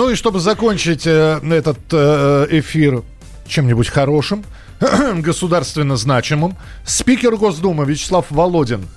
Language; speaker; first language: Russian; native; Russian